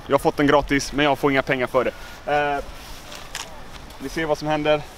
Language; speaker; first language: Swedish; native; Swedish